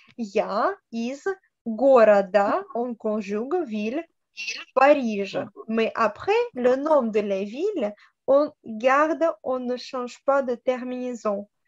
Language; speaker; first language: French; non-native, fluent; Russian